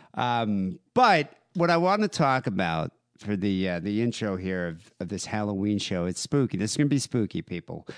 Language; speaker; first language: English; native; English